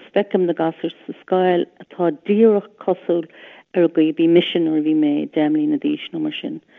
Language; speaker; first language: Irish; non-native, local second language; English